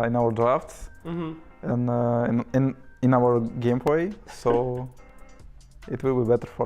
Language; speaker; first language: English; non-native, learner; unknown